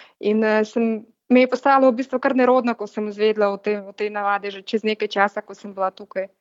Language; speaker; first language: Slovenian; non-native, fluent; Russian